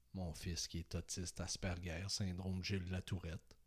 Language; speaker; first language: French; native; French